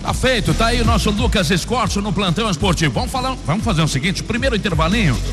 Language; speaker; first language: Portuguese; native; Portuguese